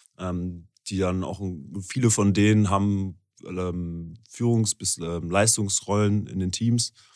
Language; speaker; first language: German; native; German